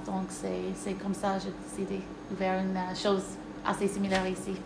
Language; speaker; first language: French; non-native, learner; English